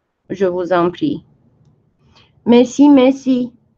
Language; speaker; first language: French; early bilingual, heritage; French